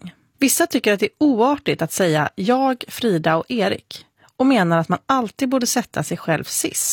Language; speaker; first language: Swedish; native; Swedish